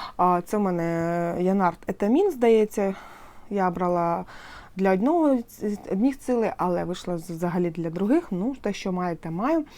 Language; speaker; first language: Ukrainian; non-native, local second language; Russian